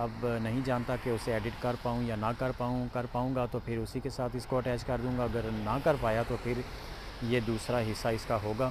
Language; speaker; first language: Urdu; non-native, local second language; Punjabi